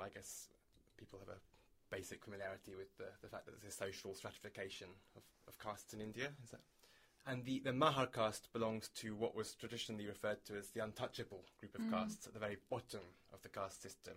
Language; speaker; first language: English; native; English